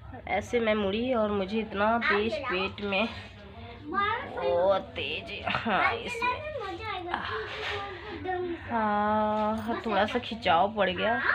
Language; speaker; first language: Hindi; native; Hindi